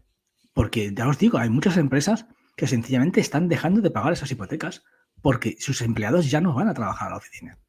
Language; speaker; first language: Spanish; native; Spanish